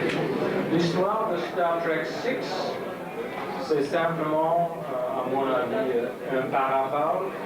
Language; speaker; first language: French; non-native, learner; English